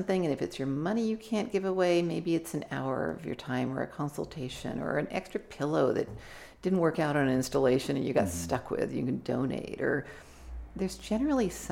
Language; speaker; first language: English; native; English